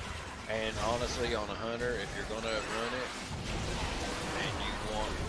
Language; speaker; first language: English; native; English